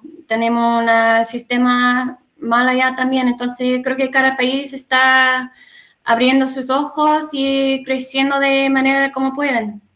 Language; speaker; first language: Spanish; non-native, learner; English